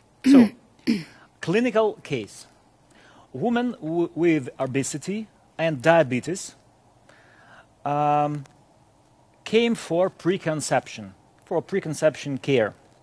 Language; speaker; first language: English; non-native, fluent; Ukrainian